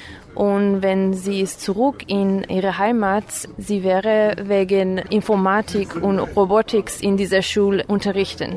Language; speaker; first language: German; non-native, fluent; Armenian